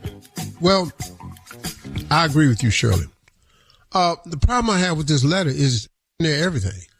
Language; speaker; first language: English; native; English